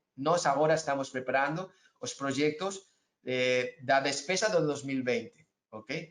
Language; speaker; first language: Portuguese; non-native, learner; Spanish